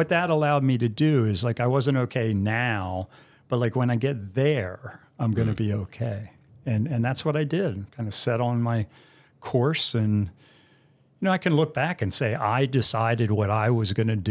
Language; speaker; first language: English; native; English